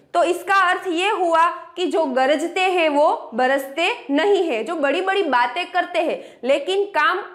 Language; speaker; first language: Hindi; non-native, local second language; Gujarati